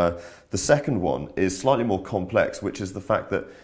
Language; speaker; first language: English; native; English